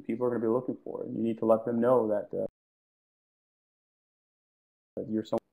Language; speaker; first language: English; native; English